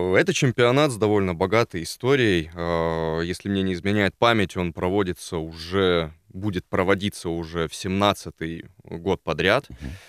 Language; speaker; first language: Russian; native; Russian